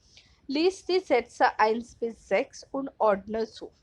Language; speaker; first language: German; non-native, fluent; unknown